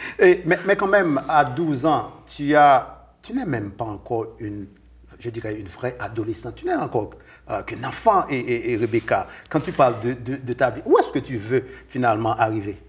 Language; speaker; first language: French; non-native, local second language; Haitian Creole